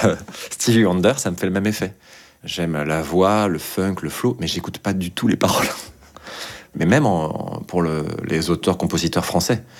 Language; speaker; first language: French; native; French